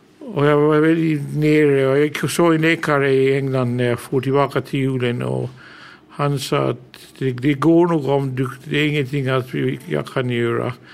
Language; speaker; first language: Swedish; early bilingual, heritage; Swedish